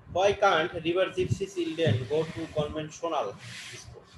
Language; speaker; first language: English; non-native, local second language; Bangla